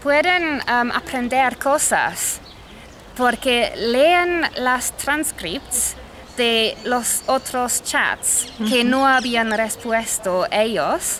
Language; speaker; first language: Spanish; non-native, fluent; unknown